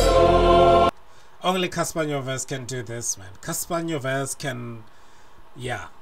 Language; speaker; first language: English; non-native, local second language; Tswana